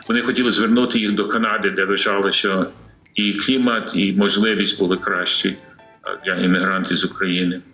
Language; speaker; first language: Ukrainian; early bilingual, heritage; English